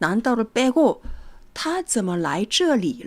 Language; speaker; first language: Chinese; native; Chinese